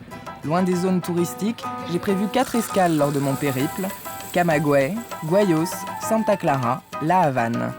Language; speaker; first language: French; native; French